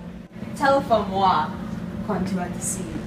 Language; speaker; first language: French; non-native, learner; English